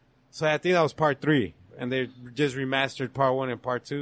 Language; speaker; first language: English; early bilingual, other home language; Spanish